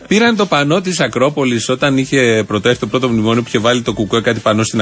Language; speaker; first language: Greek; native; Greek